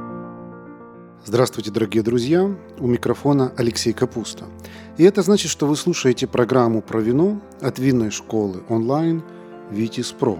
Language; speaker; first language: Russian; native; Russian